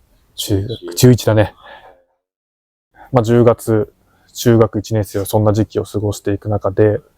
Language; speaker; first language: Japanese; native; Japanese